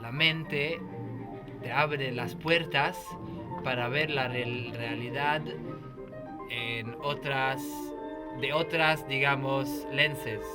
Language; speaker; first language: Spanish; non-native, fluent; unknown